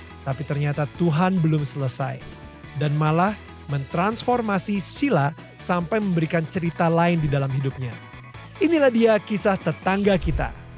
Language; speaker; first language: Indonesian; native; Indonesian